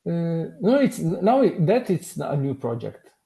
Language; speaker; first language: English; non-native, learner; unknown